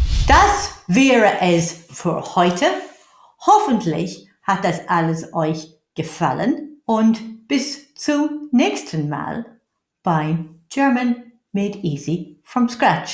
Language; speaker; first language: German; non-native, fluent; English